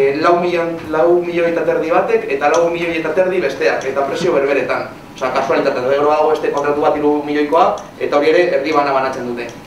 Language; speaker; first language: Basque; non-native, local second language; Spanish